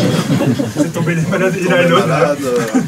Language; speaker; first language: French; native; French